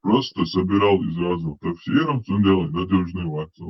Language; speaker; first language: Russian; non-native, local second language; Chechen